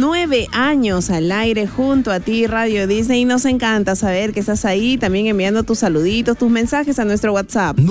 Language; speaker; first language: Spanish; native; Spanish